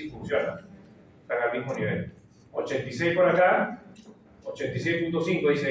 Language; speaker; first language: Spanish; native; Spanish